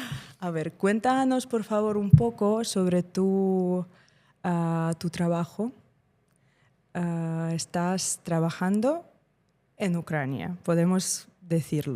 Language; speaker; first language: Spanish; non-native, fluent; Ukrainian